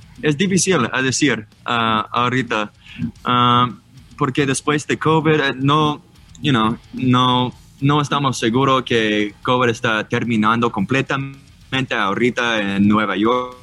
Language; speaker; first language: Spanish; non-native, learner; English